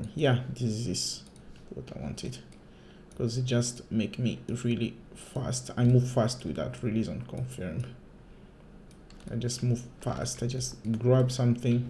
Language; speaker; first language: English; non-native, fluent; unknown